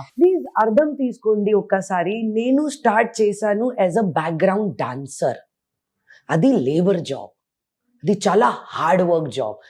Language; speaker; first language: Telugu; non-native, local second language; Hindi